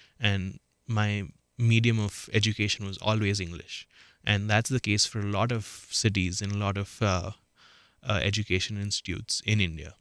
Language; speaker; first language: English; non-native, local second language; Marathi